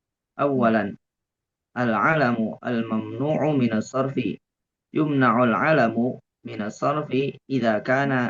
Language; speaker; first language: Arabic; non-native, learner; Indonesian